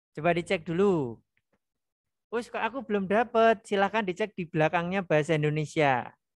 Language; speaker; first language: Indonesian; non-native, local second language; Javanese